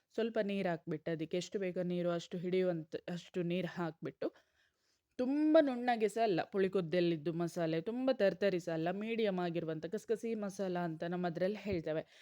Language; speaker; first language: Kannada; non-native, local second language; Konkani